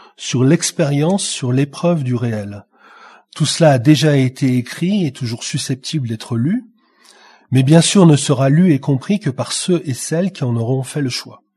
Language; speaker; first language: French; native; French